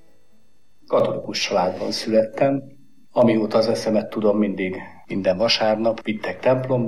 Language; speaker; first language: Hungarian; native; Hungarian